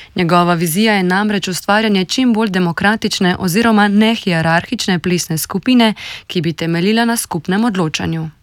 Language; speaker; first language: Slovenian; native; Slovenian